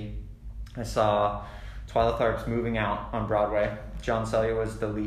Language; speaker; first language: English; native; English